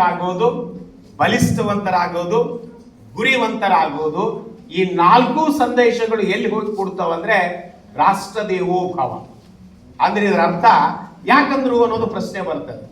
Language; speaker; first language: Kannada; native; Kannada